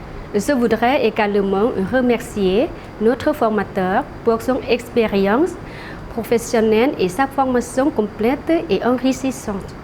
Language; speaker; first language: French; non-native, fluent; Lao